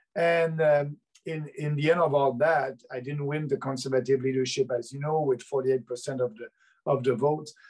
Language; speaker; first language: English; native; English